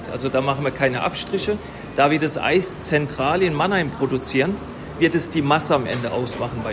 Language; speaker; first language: German; native; German